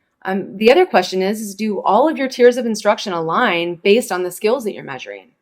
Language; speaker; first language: English; native; English